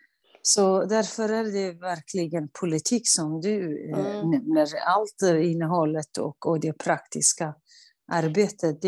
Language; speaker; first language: Swedish; non-native, fluent; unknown